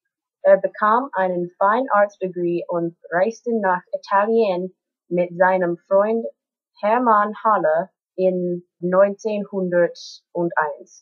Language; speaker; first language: German; non-native, learner; English